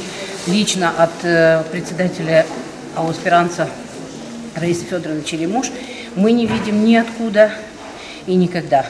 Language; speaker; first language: Russian; native; Russian